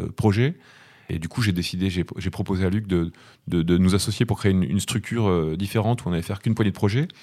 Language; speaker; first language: French; native; French